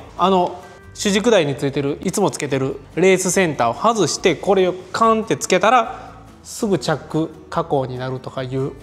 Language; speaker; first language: Japanese; native; Japanese